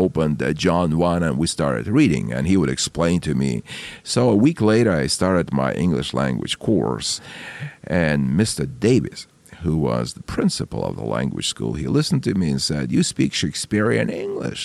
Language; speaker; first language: English; non-native, fluent; Russian